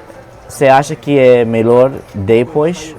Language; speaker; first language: Portuguese; non-native, learner; English